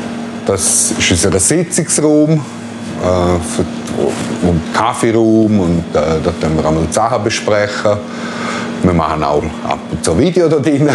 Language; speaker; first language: German; native; German